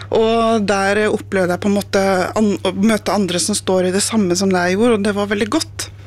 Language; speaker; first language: Norwegian; native; Norwegian